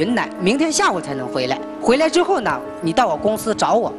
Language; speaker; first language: Chinese; native; Chinese